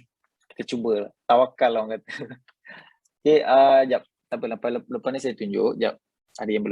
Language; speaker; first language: Malay; native; Malay